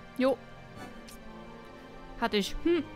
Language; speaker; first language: German; native; German